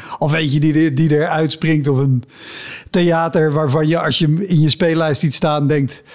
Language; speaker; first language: Dutch; native; Dutch